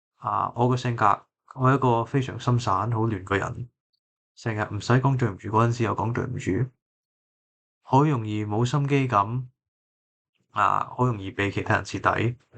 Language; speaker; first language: Cantonese; early bilingual, heritage; Cantonese